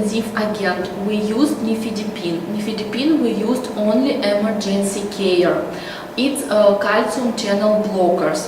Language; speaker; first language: English; non-native, learner; Russian